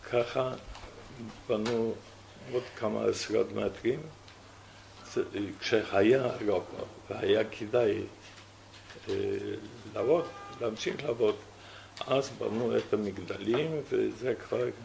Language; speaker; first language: Hebrew; non-native, fluent; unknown